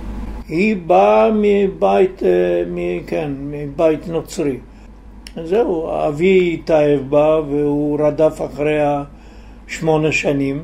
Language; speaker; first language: Hebrew; non-native, fluent; Italian